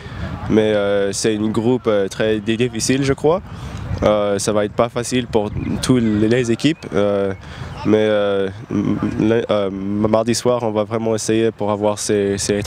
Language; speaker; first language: French; non-native, learner; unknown